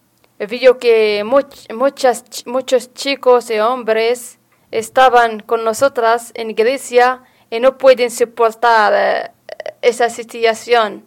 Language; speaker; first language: Spanish; non-native, learner; Arabic